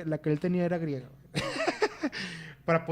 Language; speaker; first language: Spanish; native; Spanish